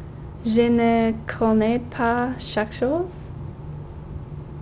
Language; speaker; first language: French; non-native, learner; English